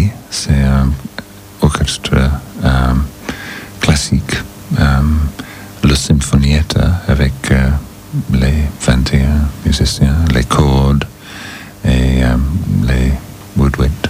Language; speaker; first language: French; non-native, learner; English